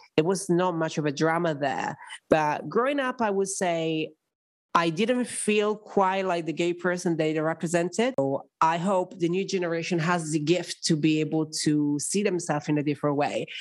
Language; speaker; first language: English; non-native, fluent; Italian